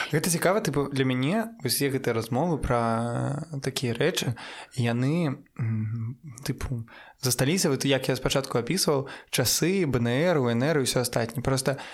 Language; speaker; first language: Belarusian; non-native, local second language; Russian